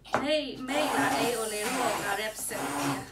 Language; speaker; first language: Finnish; non-native, learner; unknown